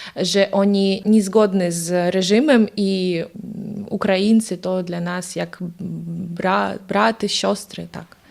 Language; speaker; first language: Polish; non-native, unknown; Russian